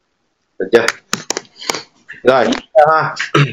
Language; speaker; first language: Japanese; non-native, fluent; Vietnamese